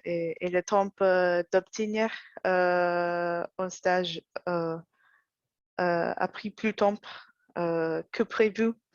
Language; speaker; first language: French; non-native, learner; English